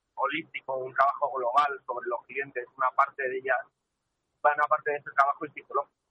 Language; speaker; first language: Spanish; native; Spanish